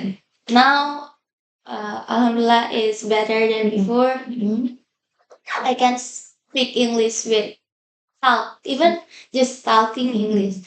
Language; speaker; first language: English; non-native, learner; Indonesian